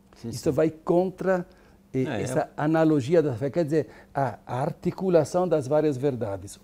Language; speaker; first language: Portuguese; non-native, fluent; Italian